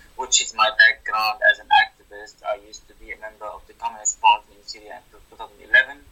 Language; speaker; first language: English; non-native, fluent; Arabic